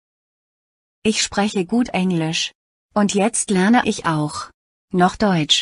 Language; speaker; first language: German; non-native, learner; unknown